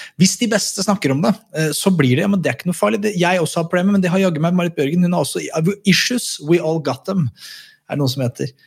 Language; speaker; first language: Norwegian; native; Norwegian